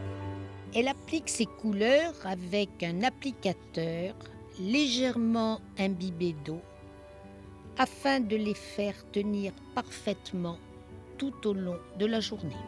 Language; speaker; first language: French; native; French